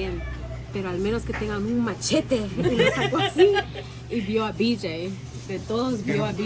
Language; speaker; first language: Spanish; early bilingual, heritage; Spanish